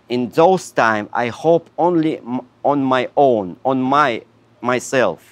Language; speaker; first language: English; non-native, learner; Russian